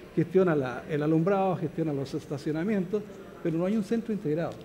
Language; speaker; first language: Spanish; native; Spanish